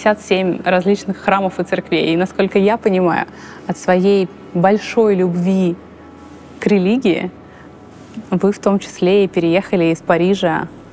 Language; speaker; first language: Russian; native; Russian